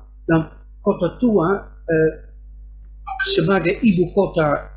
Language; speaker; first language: Indonesian; non-native, fluent; Dutch